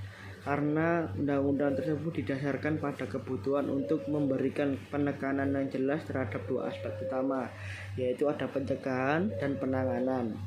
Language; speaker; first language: Indonesian; native; Indonesian